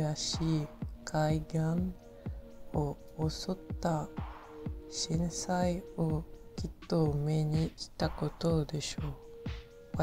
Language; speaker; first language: Japanese; non-native, learner; French